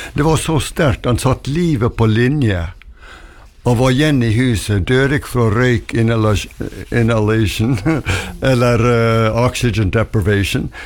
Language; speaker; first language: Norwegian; early bilingual, heritage; Norwegian